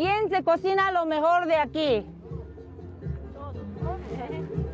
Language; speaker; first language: Spanish; non-native, learner; Korean